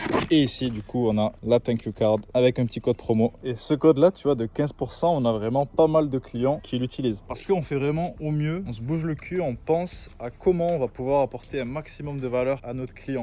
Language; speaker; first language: French; native; French